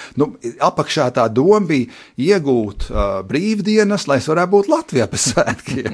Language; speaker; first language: Latvian; early bilingual, heritage; Latvian